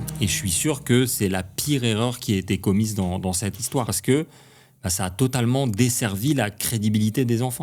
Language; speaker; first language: French; native; French